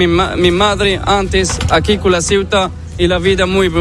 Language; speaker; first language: Spanish; non-native, learner; Arabic